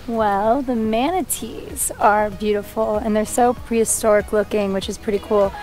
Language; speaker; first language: English; native; English